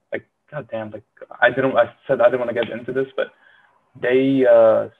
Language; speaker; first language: English; non-native, fluent; Arabic